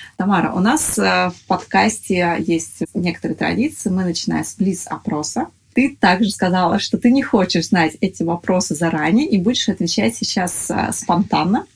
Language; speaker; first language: Russian; native; Russian